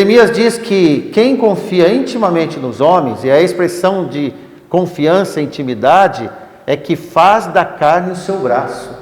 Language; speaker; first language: Portuguese; native; Portuguese